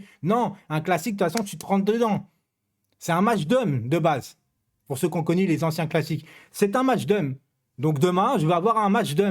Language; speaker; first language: French; native; French